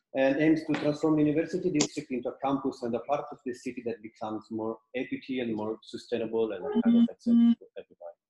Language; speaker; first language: English; non-native, fluent; Italian